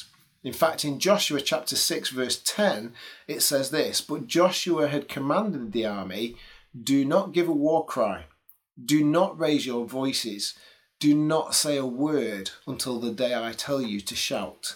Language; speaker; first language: English; native; English